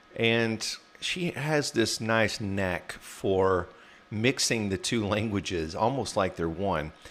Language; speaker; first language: English; native; English